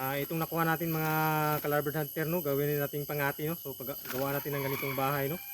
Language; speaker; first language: Filipino; non-native, local second language; Cebuano